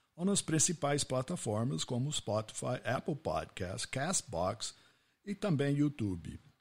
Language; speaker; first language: Portuguese; non-native, fluent; English